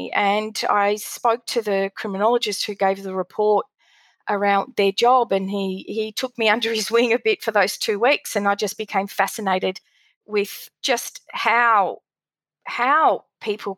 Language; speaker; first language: English; early bilingual, other home language; Greek